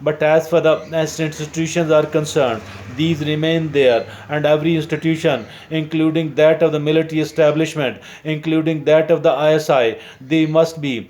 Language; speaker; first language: English; non-native, local second language; Urdu